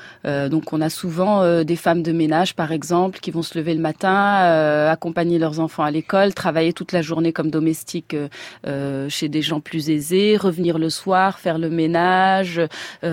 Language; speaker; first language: French; non-native, local second language; Arabic